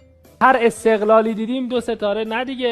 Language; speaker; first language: Persian; native; Persian